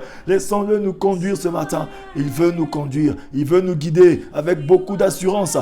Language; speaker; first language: French; non-native, local second language; Lingala